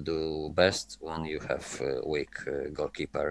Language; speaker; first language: English; non-native, learner; Polish